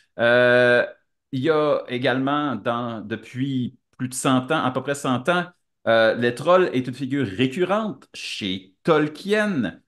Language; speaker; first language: French; native; French